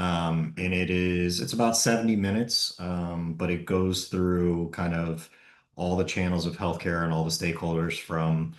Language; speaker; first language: English; native; English